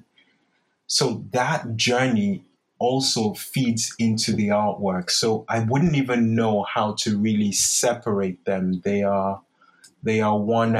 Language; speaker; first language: English; non-native, local second language; Yoruba